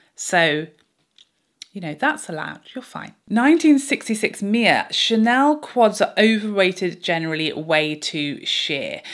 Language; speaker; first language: English; native; English